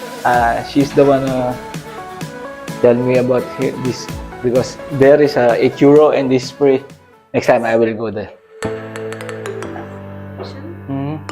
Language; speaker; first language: English; non-native, learner; Filipino